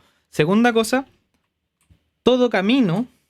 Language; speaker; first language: Spanish; native; Spanish